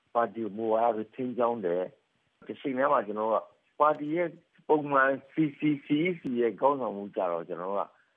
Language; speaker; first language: Burmese; native; Burmese